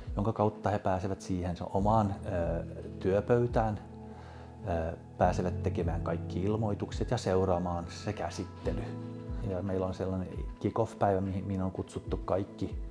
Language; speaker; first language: Finnish; non-native, local second language; Swedish